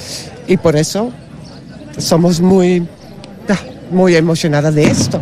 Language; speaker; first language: Spanish; non-native, learner; Dutch